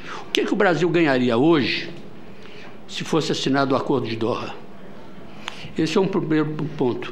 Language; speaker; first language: Portuguese; native; Portuguese